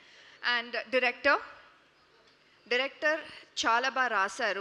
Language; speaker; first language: Telugu; non-native, local second language; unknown